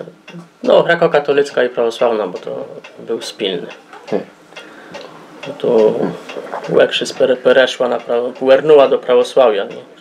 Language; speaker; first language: Polish; non-native, local second language; Rusyn